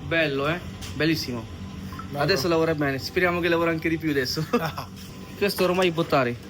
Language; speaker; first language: Italian; non-native, fluent; Punjabi